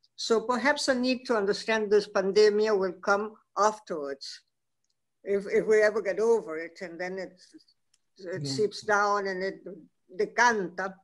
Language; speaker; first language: English; non-native, fluent; Spanish